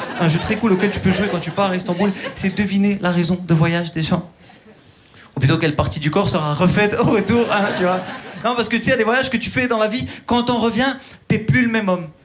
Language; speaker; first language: French; early bilingual, other home language; Turkish